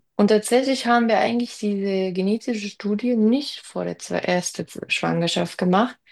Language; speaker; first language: German; early bilingual, other home language; Spanish